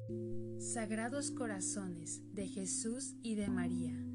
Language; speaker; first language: Spanish; native; Spanish